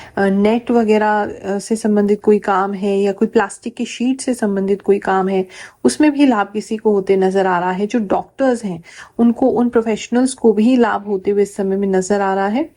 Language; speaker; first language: Hindi; native; Hindi